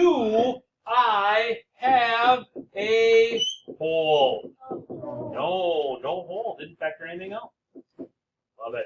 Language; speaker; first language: English; native; English